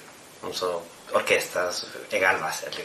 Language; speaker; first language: German; non-native, fluent; Spanish